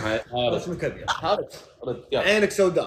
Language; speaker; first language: Arabic; native; Arabic